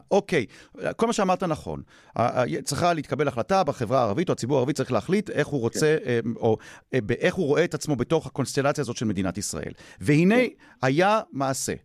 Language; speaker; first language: Hebrew; native; Hebrew